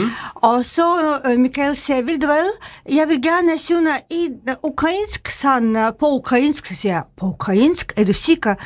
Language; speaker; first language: Danish; non-native, learner; Ukrainian